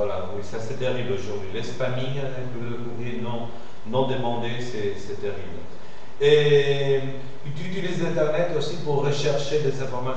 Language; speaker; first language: French; non-native, fluent; Spanish